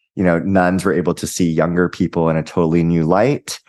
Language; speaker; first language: English; native; English